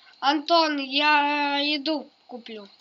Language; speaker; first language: Russian; native; Russian